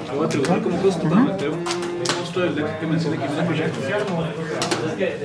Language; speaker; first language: Spanish; native; Spanish